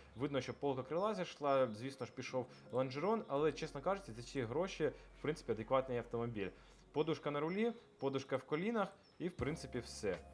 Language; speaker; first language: Ukrainian; non-native, local second language; Russian